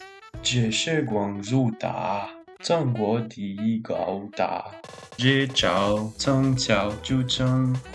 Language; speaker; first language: Chinese; non-native, learner; French